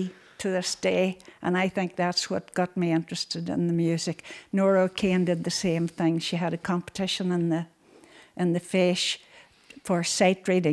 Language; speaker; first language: English; native; English